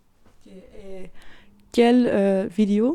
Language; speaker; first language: French; non-native, learner; Dutch